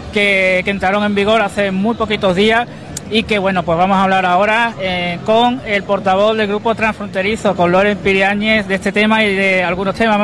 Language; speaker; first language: Spanish; native; Spanish